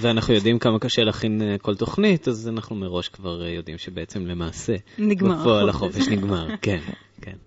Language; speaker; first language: Hebrew; native; Hebrew